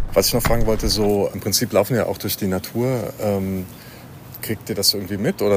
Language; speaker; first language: German; native; German